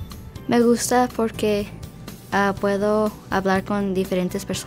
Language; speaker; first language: Spanish; non-native, learner; English